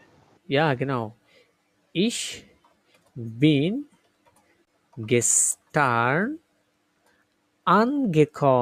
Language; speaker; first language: German; non-native, fluent; Bangla